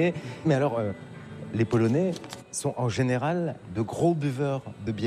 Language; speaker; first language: French; native; French